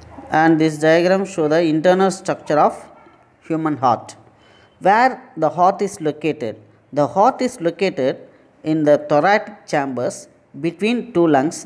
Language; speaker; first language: English; non-native, local second language; Tamil